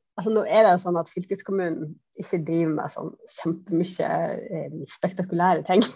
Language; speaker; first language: Norwegian; native; Norwegian